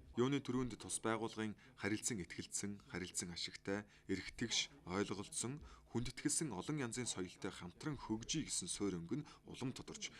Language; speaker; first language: Mongolian; non-native, fluent; Chinese